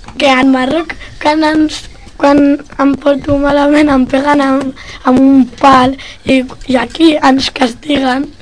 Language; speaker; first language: Catalan; early bilingual, other home language; Arabic